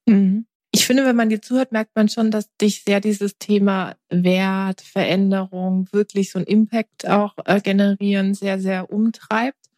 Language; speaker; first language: German; early bilingual, other home language; Turkish